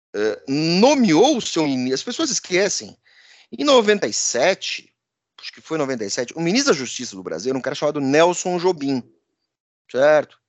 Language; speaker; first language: Portuguese; native; Portuguese